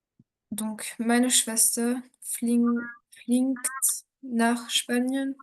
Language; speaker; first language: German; non-native, learner; French